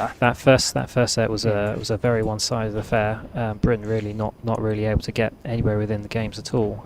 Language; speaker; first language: English; native; English